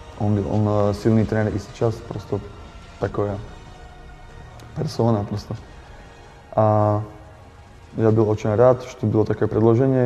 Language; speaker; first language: Russian; non-native, learner; Slovak